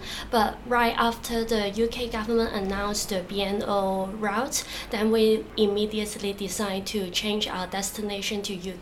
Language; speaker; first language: English; non-native, local second language; Cantonese